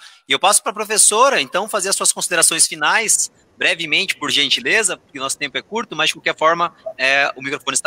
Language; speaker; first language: Portuguese; native; Portuguese